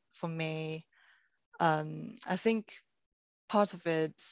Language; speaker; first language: English; non-native, fluent; Chinese